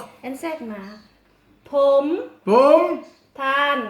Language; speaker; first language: Dutch; non-native, learner; Thai